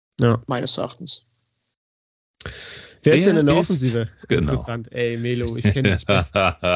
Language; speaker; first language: German; native; German